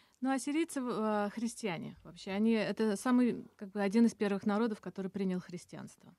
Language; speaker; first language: Russian; non-native, local second language; Assyrian Neo-Aramaic